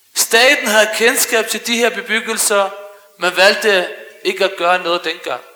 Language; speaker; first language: Danish; early bilingual, other home language; Arabic